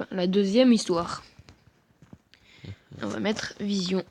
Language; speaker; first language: French; native; French